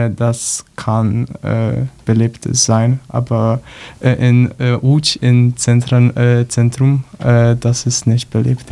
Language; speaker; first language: German; non-native, learner; Polish